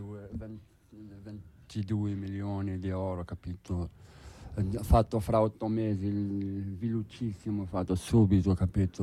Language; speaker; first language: Italian; non-native, learner; Arabic